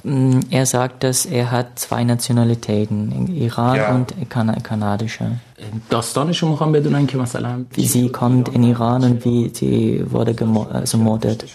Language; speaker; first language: German; non-native, learner; Persian